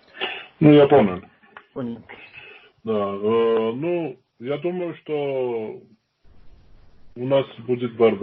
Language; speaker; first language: Russian; non-native, fluent; Georgian